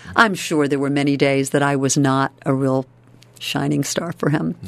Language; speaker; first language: English; native; English